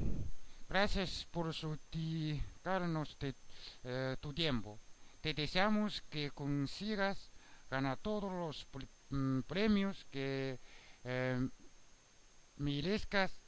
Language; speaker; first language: Spanish; non-native, learner; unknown